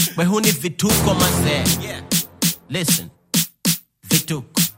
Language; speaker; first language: English; non-native, local second language; Giryama